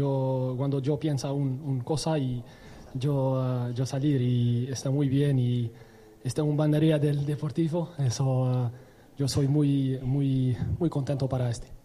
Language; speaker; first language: Spanish; non-native, learner; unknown